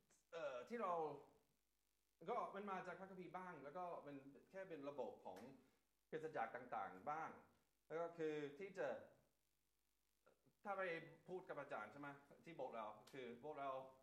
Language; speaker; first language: Thai; non-native, fluent; English